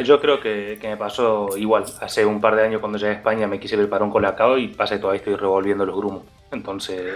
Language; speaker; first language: Spanish; native; Spanish